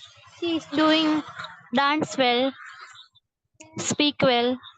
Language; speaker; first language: English; non-native, learner; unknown